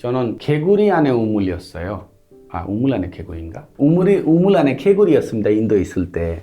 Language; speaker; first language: Korean; non-native, fluent; Hindi